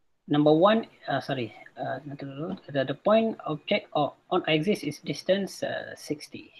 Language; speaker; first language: English; non-native, local second language; Malay